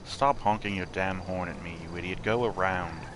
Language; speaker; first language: English; native; English